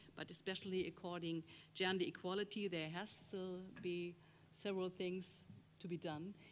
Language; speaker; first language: English; non-native, fluent; German